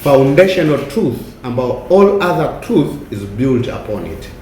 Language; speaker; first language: English; non-native, local second language; Swahili